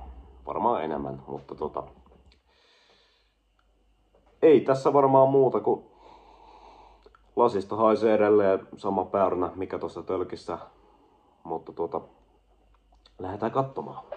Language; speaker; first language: Finnish; native; Finnish